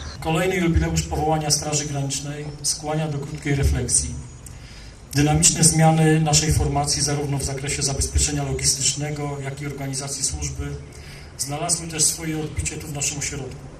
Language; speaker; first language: Polish; native; Polish